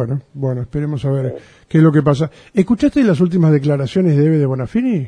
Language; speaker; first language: Spanish; native; Spanish